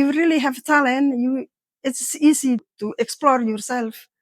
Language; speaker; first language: English; non-native, learner; Indonesian